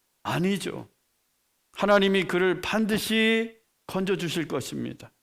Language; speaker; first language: Korean; native; Korean